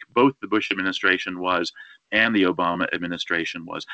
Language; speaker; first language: English; native; English